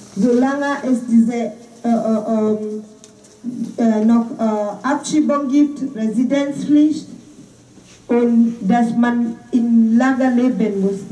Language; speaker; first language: German; non-native, fluent; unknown